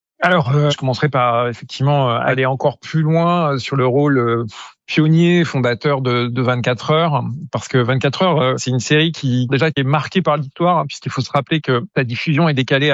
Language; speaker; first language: French; native; French